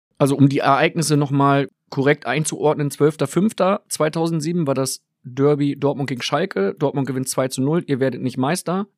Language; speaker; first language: German; native; German